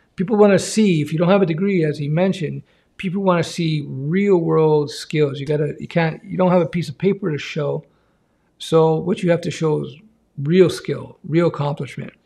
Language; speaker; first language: English; native; English